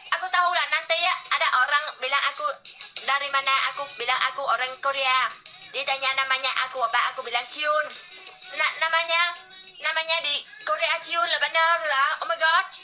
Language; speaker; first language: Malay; non-native, learner; Vietnamese